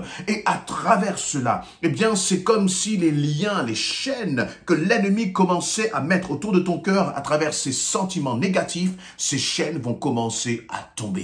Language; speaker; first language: French; native; French